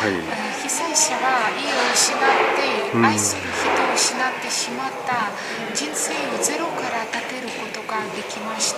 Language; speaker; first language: Japanese; non-native, learner; Ukrainian